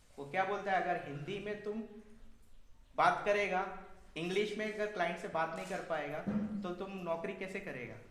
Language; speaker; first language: Hindi; native; Hindi